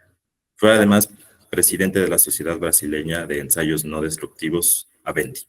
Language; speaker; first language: Spanish; native; Spanish